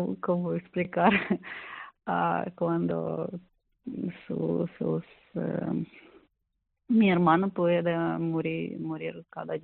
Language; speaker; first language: Spanish; non-native, learner; Ukrainian